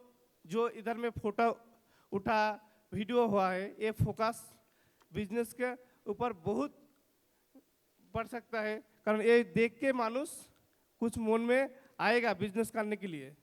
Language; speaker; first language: Hindi; non-native, local second language; Bangla